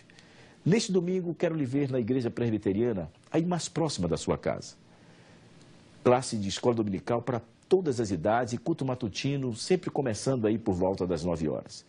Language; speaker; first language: Portuguese; native; Portuguese